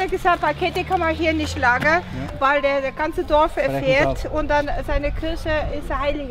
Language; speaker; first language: German; non-native, fluent; Romanian